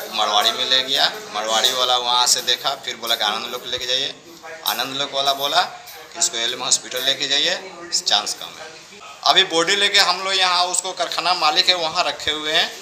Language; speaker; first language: Hindi; native; Hindi